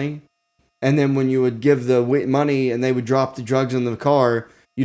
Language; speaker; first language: English; native; English